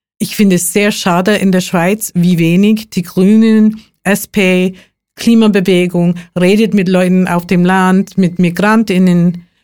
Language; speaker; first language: German; non-native, fluent; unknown